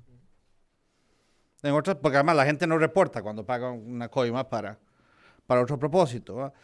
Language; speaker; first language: Spanish; native; Spanish